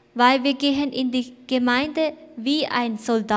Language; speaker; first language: German; non-native, fluent; Thai